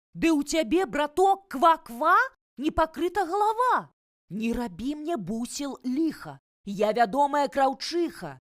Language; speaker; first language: Belarusian; native; Belarusian